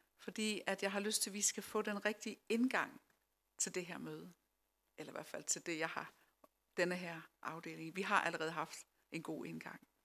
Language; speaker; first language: Danish; early bilingual, other home language; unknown